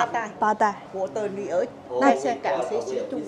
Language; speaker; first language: Chinese; early bilingual, heritage; Chinese